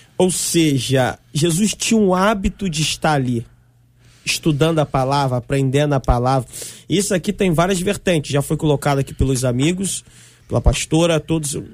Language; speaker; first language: Portuguese; native; Portuguese